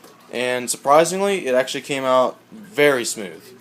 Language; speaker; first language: English; native; English